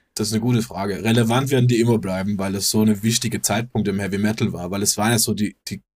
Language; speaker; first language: German; non-native, fluent; Danish